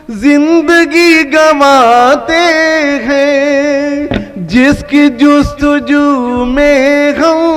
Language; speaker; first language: Urdu; native; Urdu